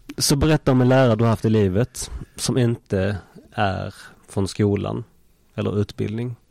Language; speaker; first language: Swedish; native; Swedish